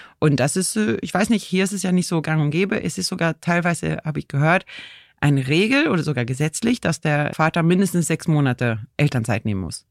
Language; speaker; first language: German; non-native, fluent; Swedish